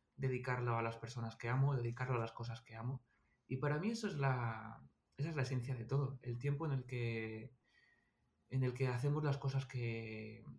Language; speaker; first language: Spanish; native; Spanish